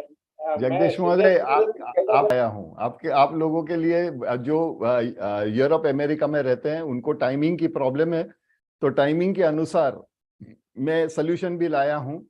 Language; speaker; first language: Hindi; native; Hindi